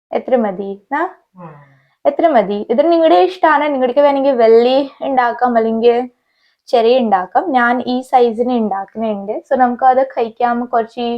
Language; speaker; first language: Malayalam; non-native, learner; Hindi